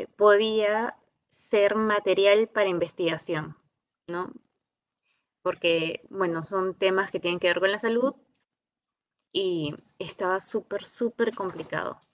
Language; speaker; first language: Spanish; native; Spanish